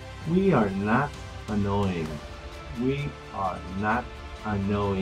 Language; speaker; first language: English; non-native, fluent; Spanish